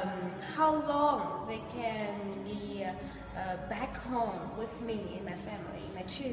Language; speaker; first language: English; non-native, learner; Vietnamese